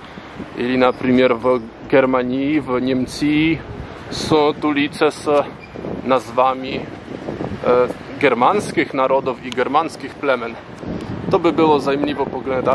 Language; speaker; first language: Polish; non-native, learner; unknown